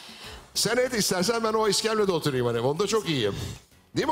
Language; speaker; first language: Turkish; native; Turkish